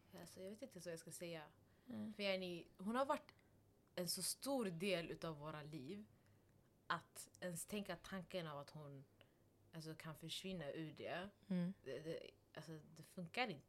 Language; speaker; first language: Swedish; non-native, local second language; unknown